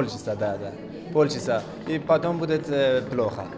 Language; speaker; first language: Russian; non-native, learner; Persian